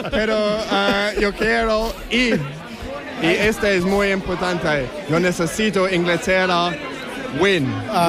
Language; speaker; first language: Spanish; non-native, learner; English